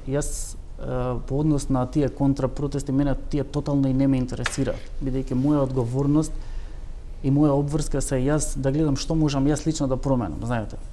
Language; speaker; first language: Macedonian; non-native, local second language; Turkish